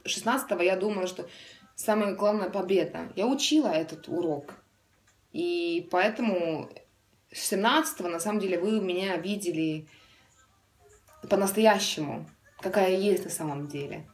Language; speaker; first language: Russian; non-native, learner; Estonian